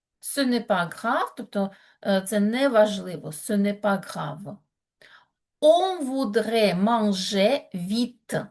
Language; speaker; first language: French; non-native, fluent; Ukrainian